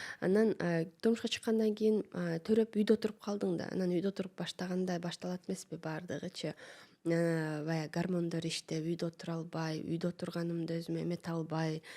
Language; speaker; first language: Kyrgyz; native; Kyrgyz